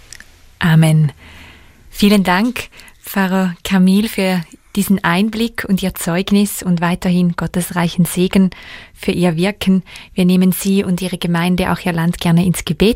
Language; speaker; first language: German; native; German